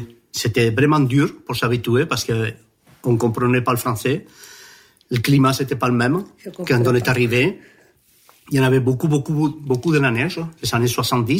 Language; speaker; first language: French; non-native, local second language; Spanish